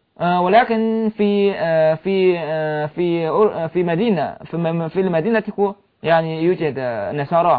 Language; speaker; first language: Arabic; non-native, learner; Chinese